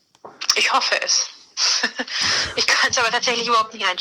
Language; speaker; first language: German; native; German